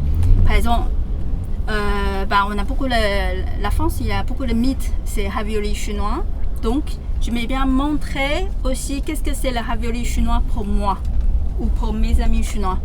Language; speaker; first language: French; non-native, fluent; Chinese